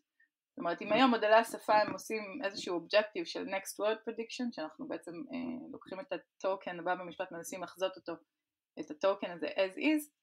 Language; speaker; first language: Hebrew; native; Hebrew